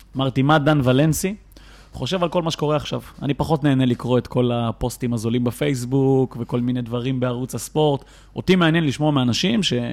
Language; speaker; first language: Hebrew; native; Hebrew